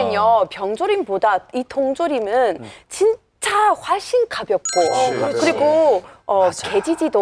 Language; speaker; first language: Korean; non-native, fluent; English